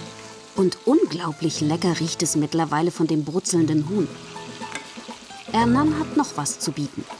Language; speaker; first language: German; native; German